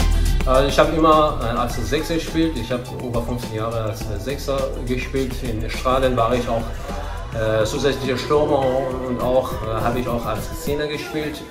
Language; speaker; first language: German; non-native, fluent; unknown